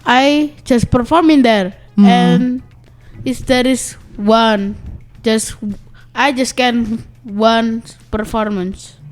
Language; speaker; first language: English; non-native, learner; Indonesian